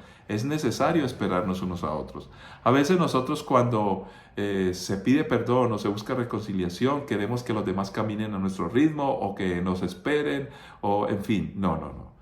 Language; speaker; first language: Spanish; native; Spanish